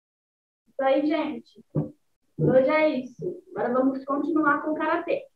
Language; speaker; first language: Portuguese; native; Portuguese